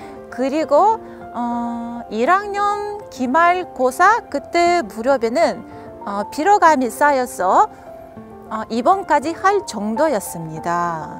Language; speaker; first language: Korean; non-native, fluent; Russian